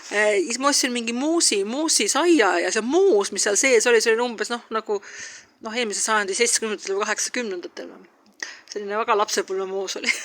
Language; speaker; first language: Estonian; native; Estonian